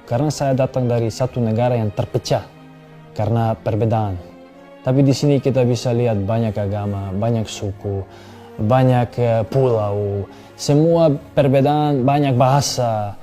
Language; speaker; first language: Indonesian; non-native, fluent; Serbian